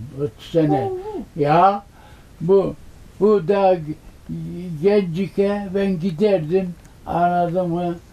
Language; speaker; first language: Turkish; native; Turkish